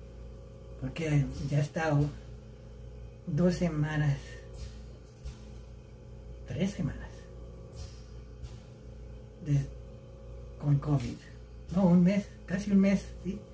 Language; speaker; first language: Spanish; early bilingual, heritage; Spanish